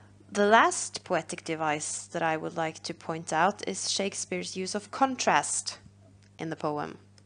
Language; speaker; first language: English; non-native, fluent; Norwegian